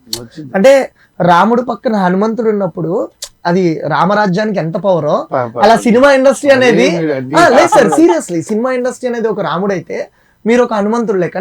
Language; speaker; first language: Telugu; native; Telugu